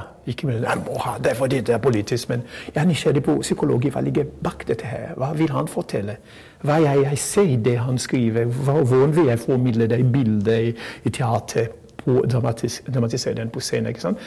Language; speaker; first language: Norwegian; non-native, fluent; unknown